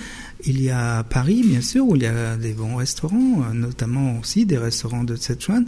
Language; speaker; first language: French; native; French